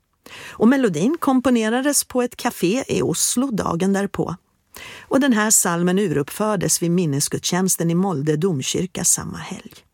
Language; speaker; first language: Swedish; native; Swedish